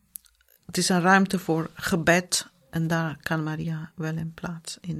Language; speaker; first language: Dutch; non-native, fluent; Italian